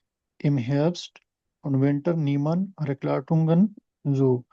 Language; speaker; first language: German; non-native, learner; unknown